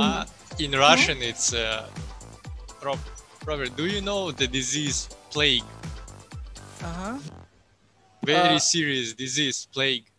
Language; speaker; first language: English; non-native, fluent; Russian